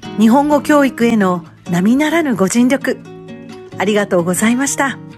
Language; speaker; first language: Japanese; native; Japanese